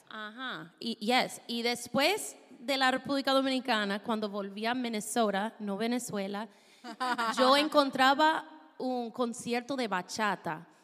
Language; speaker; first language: Spanish; non-native, fluent; English